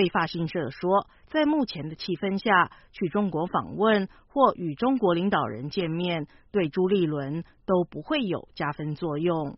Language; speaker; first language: Chinese; native; Chinese